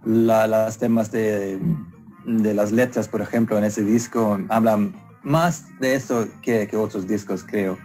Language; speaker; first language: Spanish; non-native, fluent; Swedish